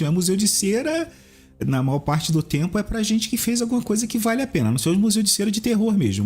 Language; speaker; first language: Portuguese; native; Portuguese